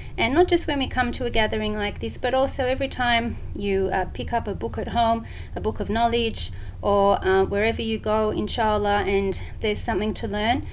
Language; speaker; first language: English; native; English